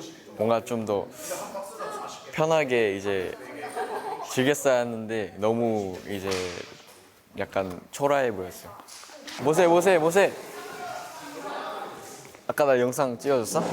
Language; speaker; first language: Korean; early bilingual, other home language; Vietnamese